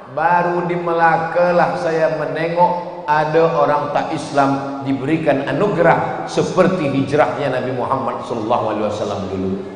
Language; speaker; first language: Malay; native; Malay